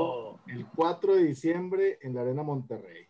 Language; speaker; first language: Spanish; native; Spanish